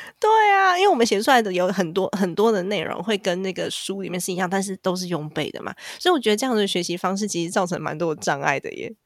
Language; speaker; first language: Chinese; native; Chinese